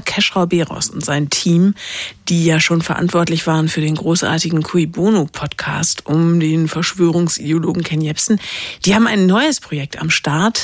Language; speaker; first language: German; native; German